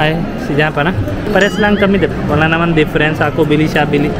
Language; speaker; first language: Filipino; non-native, learner; Hindi